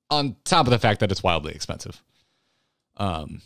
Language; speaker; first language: English; native; English